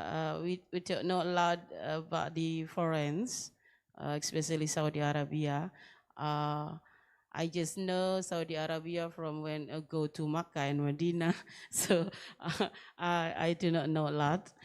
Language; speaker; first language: English; non-native, learner; Indonesian